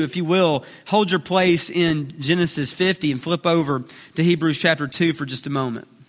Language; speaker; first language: English; native; English